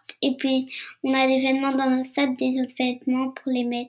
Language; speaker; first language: French; early bilingual, heritage; French